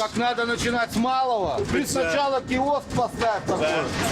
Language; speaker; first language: Russian; native; Russian